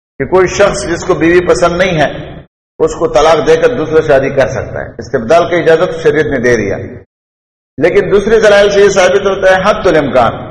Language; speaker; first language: Urdu; non-native, local second language; Pashto